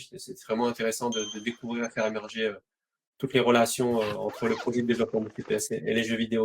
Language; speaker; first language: French; native; French